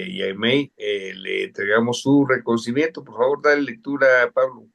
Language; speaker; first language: Spanish; native; Spanish